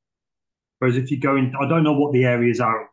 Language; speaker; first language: English; native; English